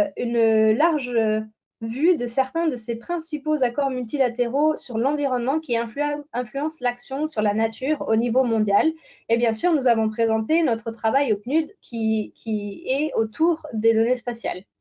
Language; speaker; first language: French; native; French